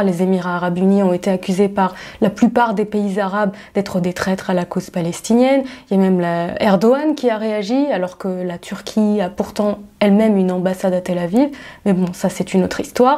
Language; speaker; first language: French; native; French